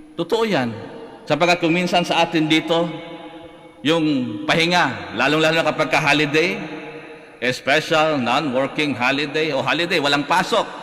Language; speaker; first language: Filipino; non-native, local second language; Cebuano